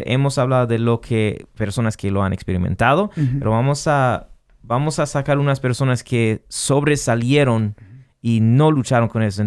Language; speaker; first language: Spanish; non-native, fluent; English